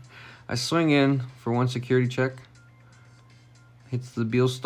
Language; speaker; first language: English; native; English